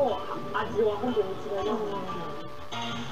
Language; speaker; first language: Japanese; non-native, learner; French